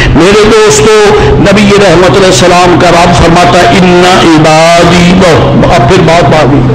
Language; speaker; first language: Urdu; non-native, local second language; Punjabi